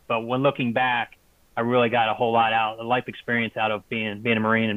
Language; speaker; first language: English; native; English